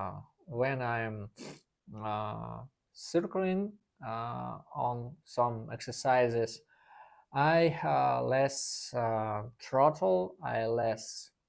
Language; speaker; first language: English; non-native, learner; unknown